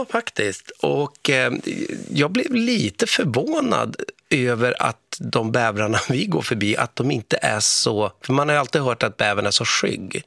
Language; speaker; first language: Swedish; native; Swedish